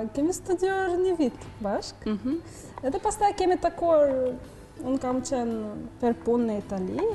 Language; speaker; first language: Albanian; non-native, learner; Russian